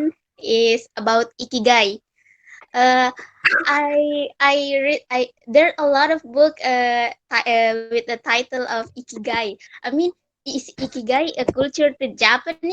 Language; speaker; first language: English; non-native, fluent; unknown